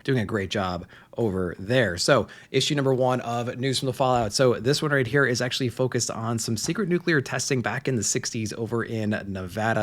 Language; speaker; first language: English; native; English